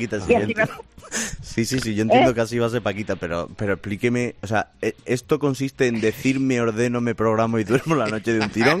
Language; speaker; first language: Spanish; native; Spanish